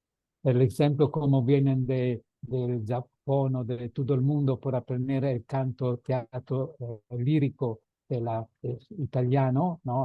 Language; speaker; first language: Spanish; non-native, fluent; Italian